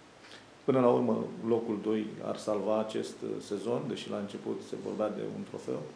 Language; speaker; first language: Romanian; native; Romanian